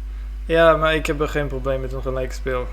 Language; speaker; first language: Dutch; non-native, fluent; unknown